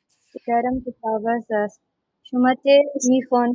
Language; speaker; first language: Persian; non-native, learner; Urdu